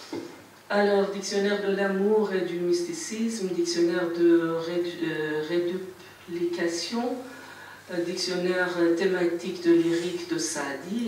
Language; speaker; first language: French; non-native, fluent; Persian